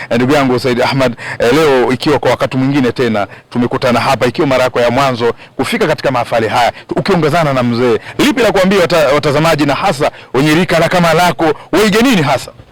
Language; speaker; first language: Swahili; native; Swahili